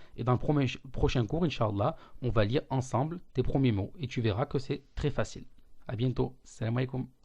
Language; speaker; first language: French; native; French